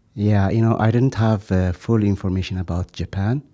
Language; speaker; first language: English; non-native, fluent; Amharic